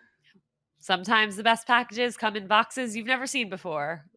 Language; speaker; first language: English; native; English